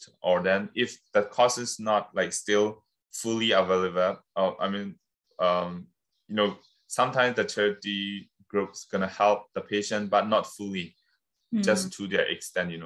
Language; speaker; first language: English; non-native, fluent; Burmese